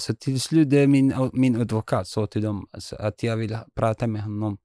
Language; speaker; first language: Swedish; non-native, learner; Arabic